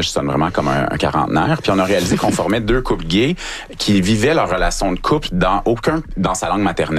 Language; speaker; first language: French; native; French